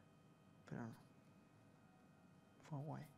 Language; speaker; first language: Spanish; native; Spanish